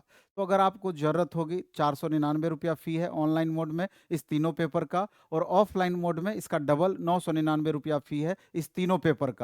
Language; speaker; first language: Hindi; native; Hindi